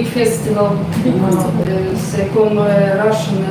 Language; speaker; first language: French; non-native, learner; Russian